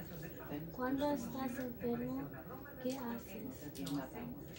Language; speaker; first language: Spanish; early bilingual, heritage; Spanish